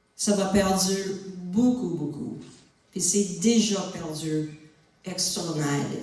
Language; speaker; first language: French; non-native, learner; English